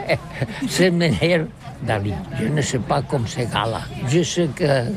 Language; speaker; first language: French; non-native, learner; Catalan